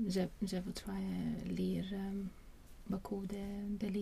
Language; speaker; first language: French; non-native, learner; Latvian